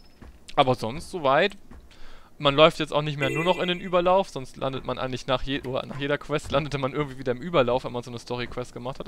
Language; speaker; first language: German; native; German